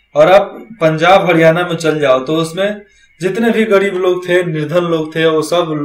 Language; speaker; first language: Hindi; native; Hindi